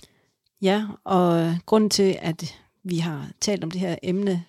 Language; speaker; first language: Danish; native; Danish